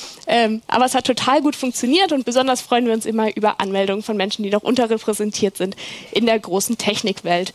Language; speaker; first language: German; native; German